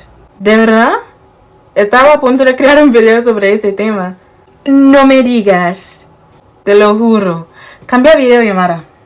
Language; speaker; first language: Spanish; non-native, learner; English